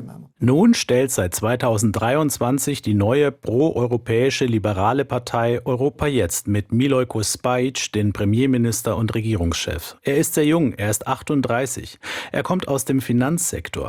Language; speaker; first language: German; native; German